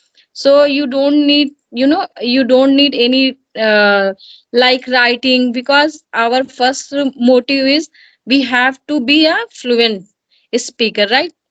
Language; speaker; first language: English; non-native, learner; Hindi